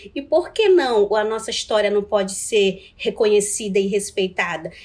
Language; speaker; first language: Portuguese; non-native, local second language; Ticuna